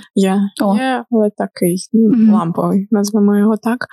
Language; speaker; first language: Ukrainian; non-native, local second language; Russian